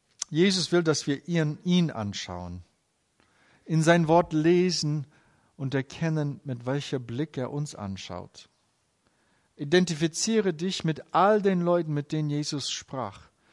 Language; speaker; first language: German; native; German